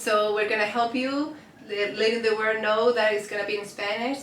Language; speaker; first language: English; non-native, fluent; Spanish